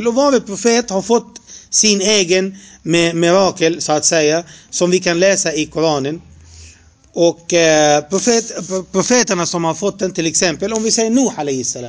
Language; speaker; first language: Swedish; non-native, fluent; Arabic